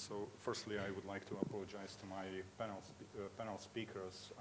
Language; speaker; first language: English; non-native, fluent; Slovak